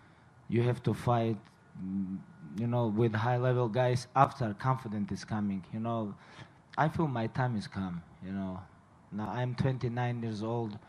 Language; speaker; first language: English; non-native, fluent; Russian